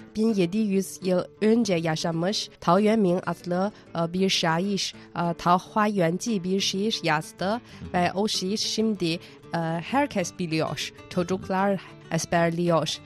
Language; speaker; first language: Turkish; non-native, fluent; Chinese